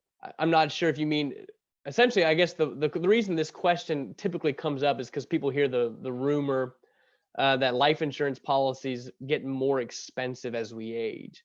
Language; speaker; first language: English; native; English